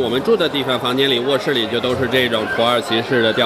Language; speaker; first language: Chinese; native; Chinese